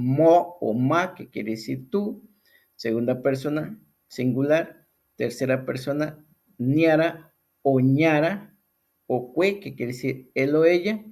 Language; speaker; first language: Spanish; non-native, local second language; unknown